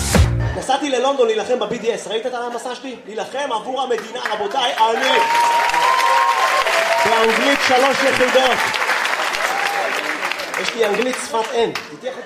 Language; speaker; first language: Hebrew; native; Hebrew